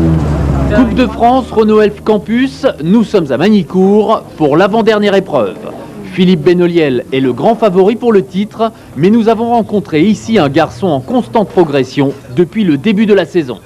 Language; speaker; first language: French; native; French